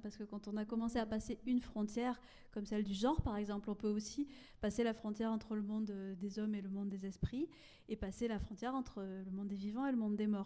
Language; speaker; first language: French; native; French